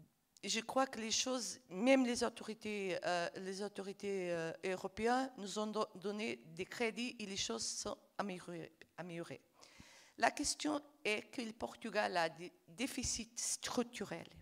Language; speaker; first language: French; non-native, fluent; Portuguese